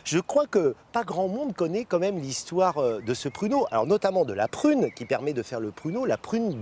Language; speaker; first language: French; native; French